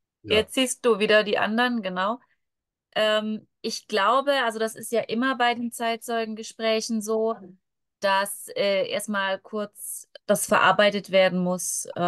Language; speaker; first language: German; native; German